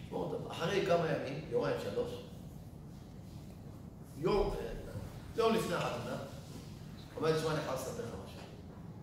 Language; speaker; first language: Hebrew; native; Hebrew